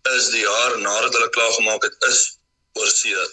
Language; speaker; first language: Afrikaans; native; Afrikaans